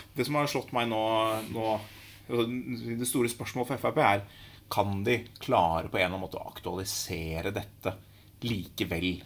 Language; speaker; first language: Norwegian; native; Norwegian